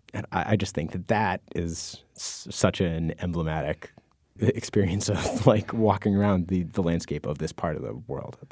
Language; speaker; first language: English; native; English